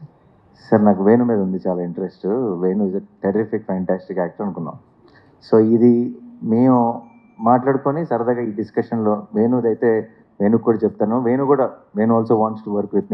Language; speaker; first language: Telugu; native; Telugu